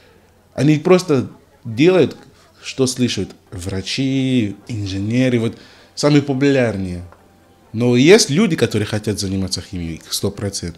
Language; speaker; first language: Russian; non-native, learner; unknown